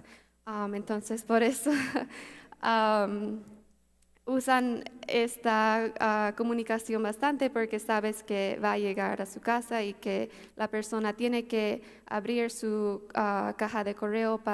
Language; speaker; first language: Spanish; early bilingual, heritage; Spanish